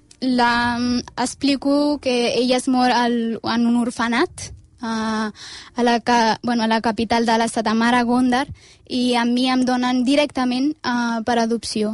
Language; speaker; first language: Catalan; early bilingual, other home language; Amharic